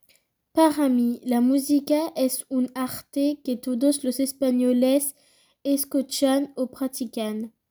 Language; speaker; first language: Spanish; non-native, learner; French